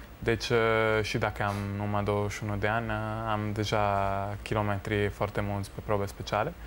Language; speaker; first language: Romanian; non-native, fluent; Italian